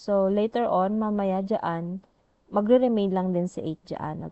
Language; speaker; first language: Filipino; native; Filipino